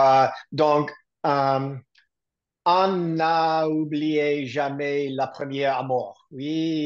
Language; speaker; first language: French; non-native, learner; English